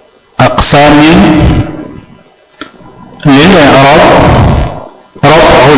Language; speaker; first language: Arabic; non-native, fluent; Indonesian